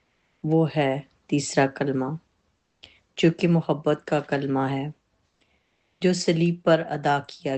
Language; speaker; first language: Urdu; native; Urdu